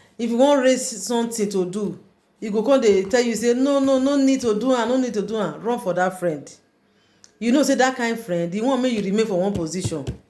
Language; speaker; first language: Nigerian Pidgin; native; Nigerian Pidgin